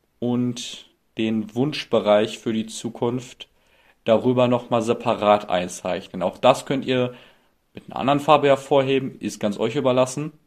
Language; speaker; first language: German; native; German